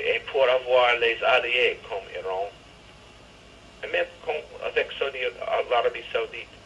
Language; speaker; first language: French; non-native, fluent; English